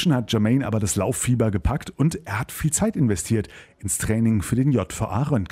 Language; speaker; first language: German; native; German